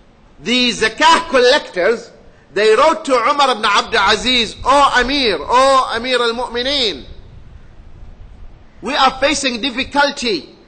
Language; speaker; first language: English; non-native, fluent; Arabic